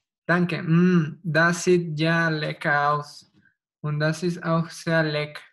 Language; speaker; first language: German; non-native, learner; Spanish